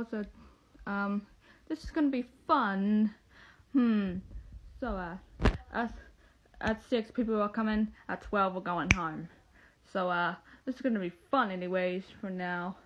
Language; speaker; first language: English; native; English